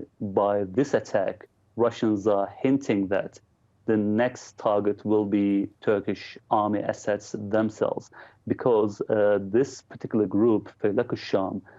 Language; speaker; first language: English; non-native, fluent; Turkish